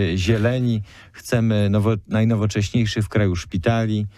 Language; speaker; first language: Polish; native; Polish